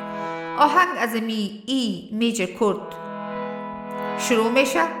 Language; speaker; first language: Persian; native; Persian